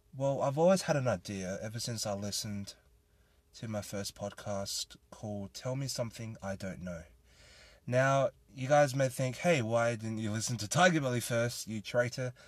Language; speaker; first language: English; native; English